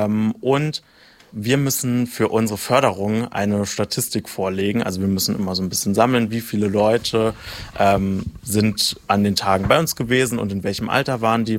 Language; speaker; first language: German; native; German